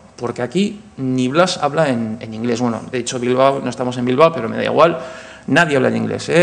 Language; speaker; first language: Spanish; native; Spanish